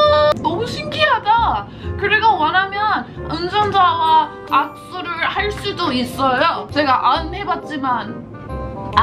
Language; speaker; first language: Korean; non-native, fluent; English